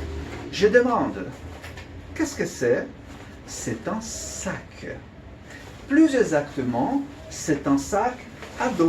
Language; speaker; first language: French; non-native, fluent; Portuguese